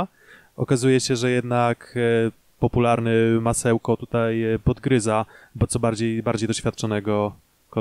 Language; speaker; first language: Polish; native; Polish